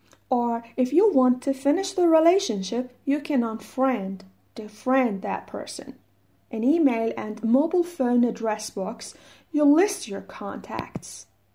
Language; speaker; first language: English; non-native, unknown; Persian